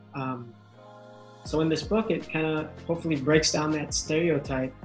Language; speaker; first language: English; native; English